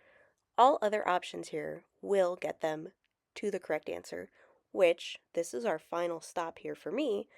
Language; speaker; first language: English; native; English